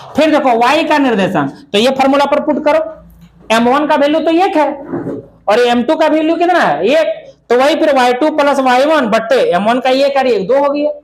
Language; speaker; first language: Hindi; native; Hindi